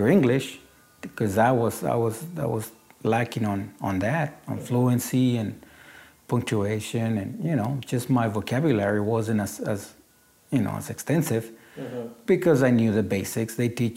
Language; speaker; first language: English; non-native, fluent; Spanish